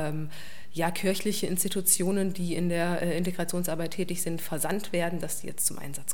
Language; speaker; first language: German; native; German